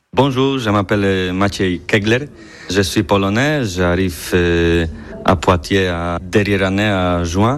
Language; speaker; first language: French; non-native, learner; Polish